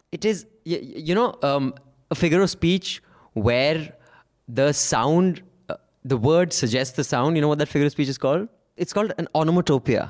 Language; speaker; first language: English; non-native, local second language; Punjabi